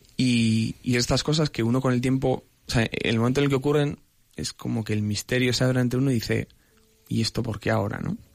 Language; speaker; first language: Spanish; native; Spanish